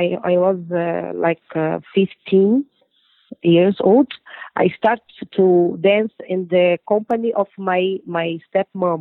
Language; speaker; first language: English; non-native, learner; Portuguese